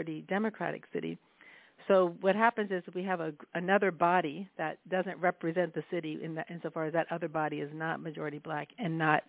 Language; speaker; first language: English; native; English